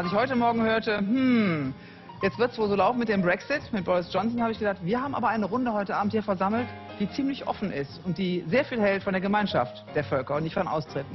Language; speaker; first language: German; native; German